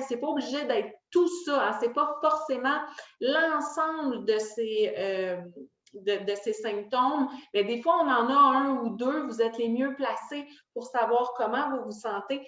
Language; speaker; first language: French; native; French